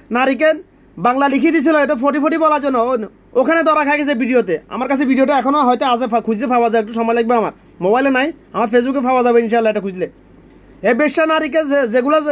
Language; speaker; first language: Bangla; native; Bangla